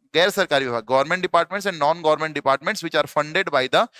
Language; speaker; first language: Hindi; native; Hindi